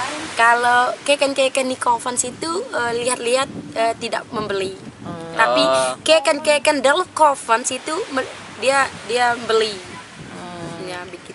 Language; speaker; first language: Indonesian; non-native, local second language; Sasak